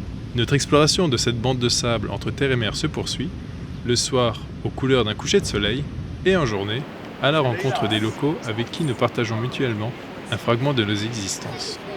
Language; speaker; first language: French; native; French